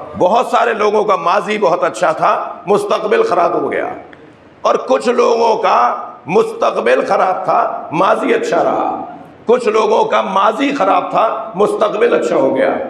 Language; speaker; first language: Urdu; native; Urdu